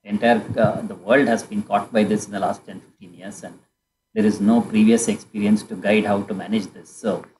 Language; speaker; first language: English; non-native, local second language; Kannada